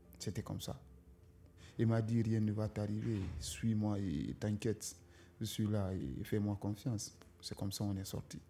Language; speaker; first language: French; non-native, local second language; Susu